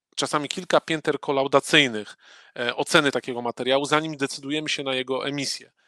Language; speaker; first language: Polish; native; Polish